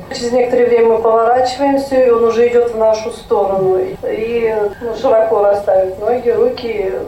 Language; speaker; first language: Russian; non-native, local second language; Tatar